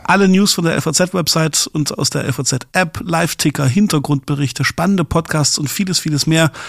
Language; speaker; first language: German; native; German